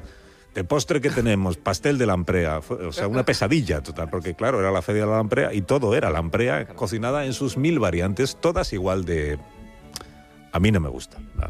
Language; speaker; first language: Spanish; native; Spanish